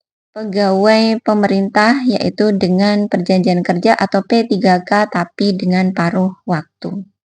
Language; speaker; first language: Indonesian; native; Indonesian